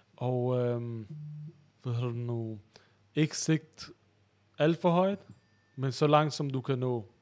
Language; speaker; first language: Danish; early bilingual, other home language; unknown